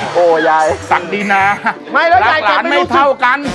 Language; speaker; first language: Thai; native; Thai